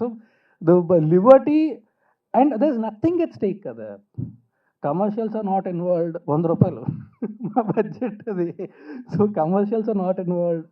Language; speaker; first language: Telugu; native; Telugu